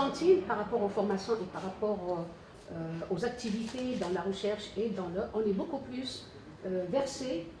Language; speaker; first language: French; non-native, local second language; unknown